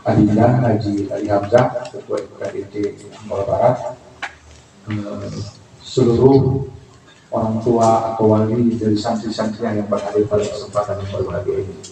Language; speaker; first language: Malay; non-native, local second language; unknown